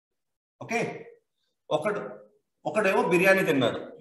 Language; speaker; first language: Telugu; native; Telugu